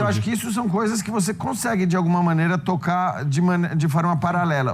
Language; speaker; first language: Portuguese; native; Portuguese